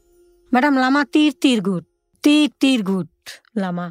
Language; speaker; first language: Arabic; non-native, learner; Bangla